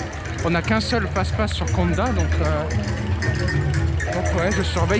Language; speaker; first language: French; native; French